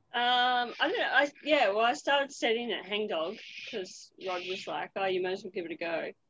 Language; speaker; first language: English; native; English